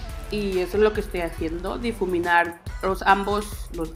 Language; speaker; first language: Spanish; native; Spanish